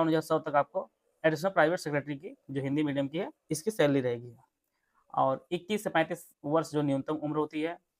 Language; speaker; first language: Hindi; native; Hindi